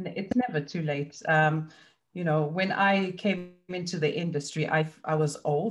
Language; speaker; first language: English; non-native, local second language; Shona